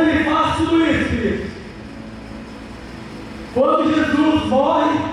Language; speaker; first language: Portuguese; native; Portuguese